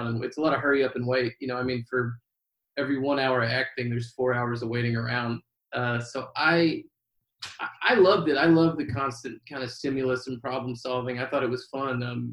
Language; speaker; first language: English; native; English